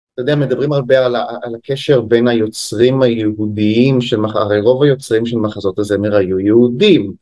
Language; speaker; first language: Hebrew; native; Hebrew